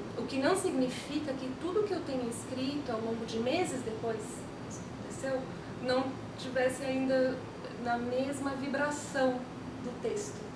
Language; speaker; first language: Portuguese; early bilingual, other home language; Spanish